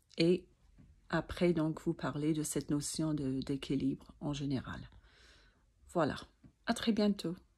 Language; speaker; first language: French; non-native, fluent; English